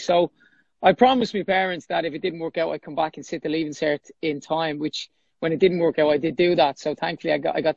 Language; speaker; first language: English; native; English